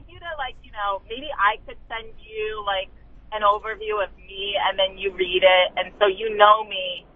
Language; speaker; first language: English; native; English